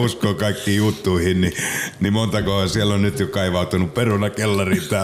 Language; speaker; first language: Finnish; native; Finnish